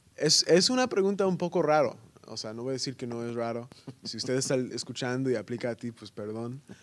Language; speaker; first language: Spanish; early bilingual, heritage; Spanish